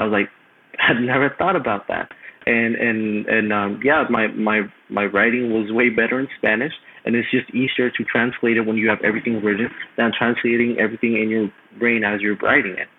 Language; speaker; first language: English; non-native, fluent; Spanish